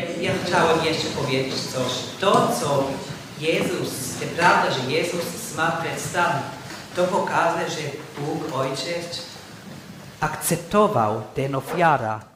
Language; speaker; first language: Polish; non-native, learner; English